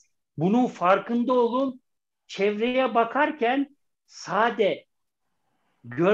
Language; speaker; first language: Turkish; native; Turkish